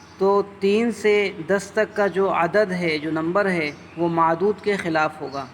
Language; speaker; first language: Urdu; native; Urdu